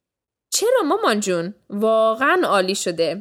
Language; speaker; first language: Persian; early bilingual, heritage; Persian